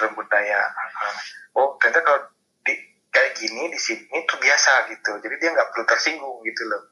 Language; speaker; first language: Indonesian; non-native, local second language; Minangkabau